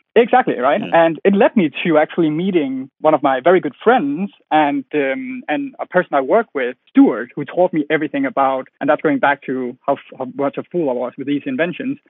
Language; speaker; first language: English; non-native, fluent; Danish